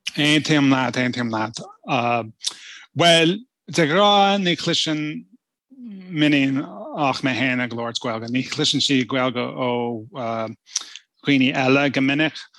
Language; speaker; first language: Irish; non-native, fluent; English